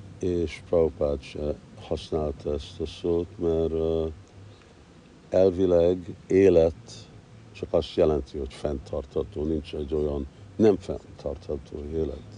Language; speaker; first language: Hungarian; early bilingual, heritage; Hungarian